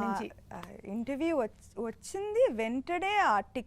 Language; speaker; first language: Telugu; non-native, fluent; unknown